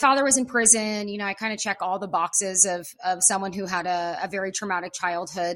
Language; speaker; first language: English; native; English